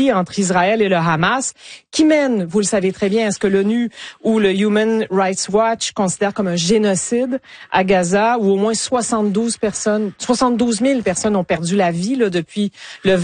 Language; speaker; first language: French; native; French